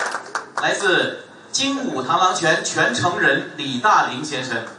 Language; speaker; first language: Chinese; native; Chinese